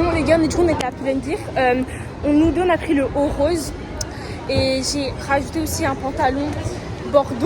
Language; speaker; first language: French; native; French